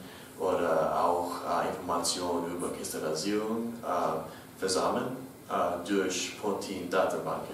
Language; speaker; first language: German; non-native, learner; English